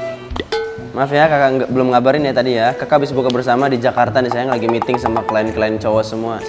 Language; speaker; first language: Indonesian; native; Indonesian